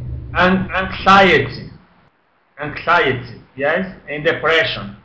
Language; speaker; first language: English; non-native, learner; Portuguese